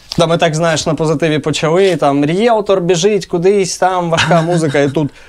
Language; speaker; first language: Ukrainian; non-native, local second language; Russian